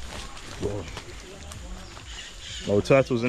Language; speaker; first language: English; native; English